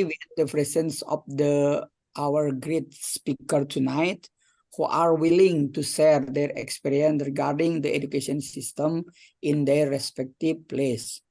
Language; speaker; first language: English; non-native, fluent; Indonesian